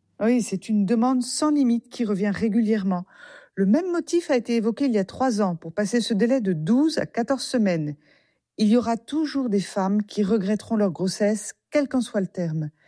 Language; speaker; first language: French; native; French